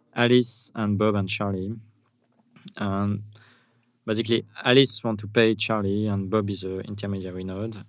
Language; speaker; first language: English; non-native, fluent; French